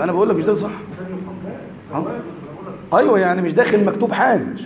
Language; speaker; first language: Arabic; native; Arabic